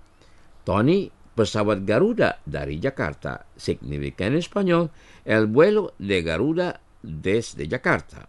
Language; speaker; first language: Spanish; non-native, fluent; Indonesian